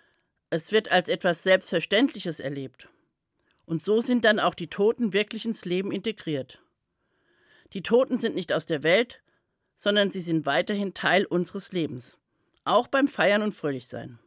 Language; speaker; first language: German; native; German